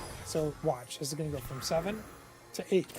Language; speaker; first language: English; native; English